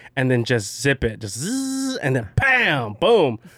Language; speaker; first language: English; early bilingual, other home language; Filipino